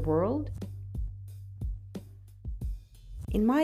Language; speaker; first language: English; non-native, fluent; Russian